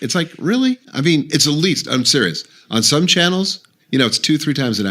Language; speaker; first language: English; native; English